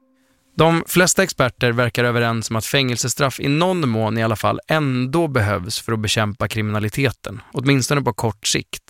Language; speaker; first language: Swedish; native; Swedish